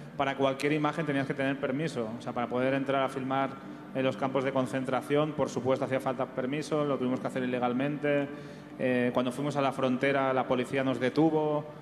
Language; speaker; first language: Spanish; native; Spanish